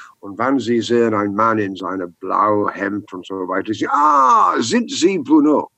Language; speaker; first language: German; non-native, learner; English